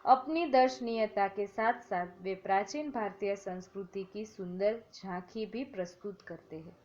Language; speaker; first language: Hindi; non-native, local second language; Gujarati